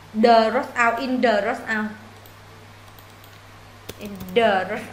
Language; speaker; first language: English; non-native, learner; Vietnamese